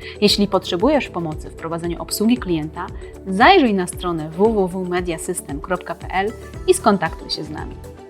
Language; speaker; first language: Polish; native; Polish